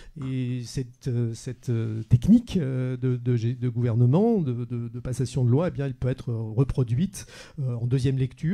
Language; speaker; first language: French; native; French